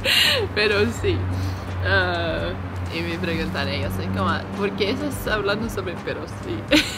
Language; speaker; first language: Spanish; non-native, learner; English